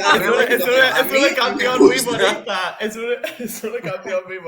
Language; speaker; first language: Spanish; non-native, fluent; Serbian